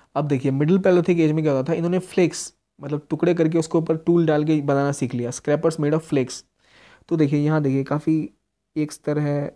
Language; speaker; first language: Hindi; native; Hindi